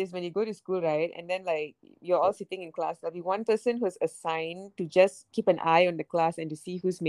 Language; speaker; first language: English; native; English